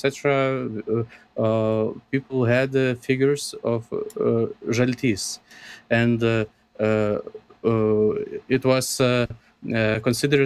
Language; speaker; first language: English; non-native, fluent; Lithuanian